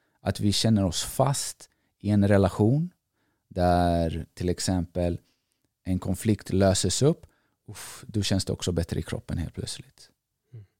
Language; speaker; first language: Swedish; early bilingual, other home language; Greek